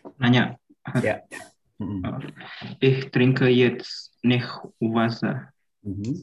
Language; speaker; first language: German; non-native, learner; Indonesian